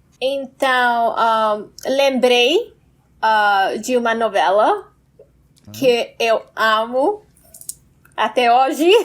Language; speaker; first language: Portuguese; non-native, fluent; English